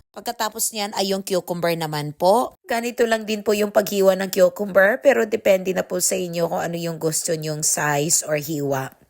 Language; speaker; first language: Filipino; native; Filipino